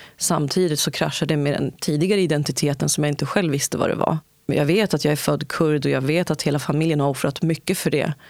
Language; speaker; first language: Swedish; early bilingual, other home language; Kurdish